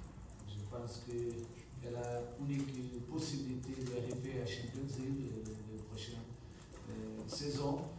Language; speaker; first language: French; non-native, fluent; Portuguese